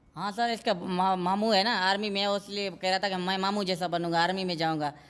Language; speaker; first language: Urdu; non-native, local second language; Sindhi